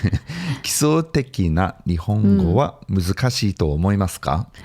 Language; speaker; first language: Japanese; non-native, fluent; English